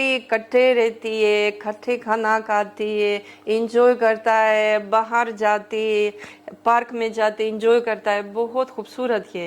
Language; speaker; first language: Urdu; early bilingual, heritage; Greek